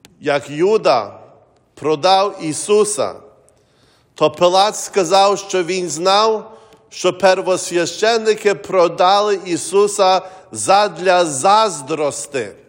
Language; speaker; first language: Ukrainian; early bilingual, heritage; Ukrainian